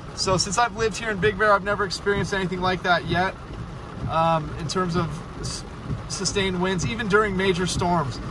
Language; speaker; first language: English; native; English